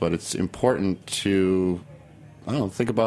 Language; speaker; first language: English; native; English